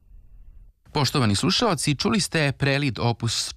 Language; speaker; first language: Serbian; native; Serbian